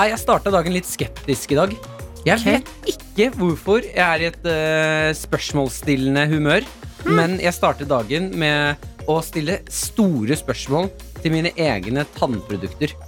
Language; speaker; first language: Norwegian; native; Norwegian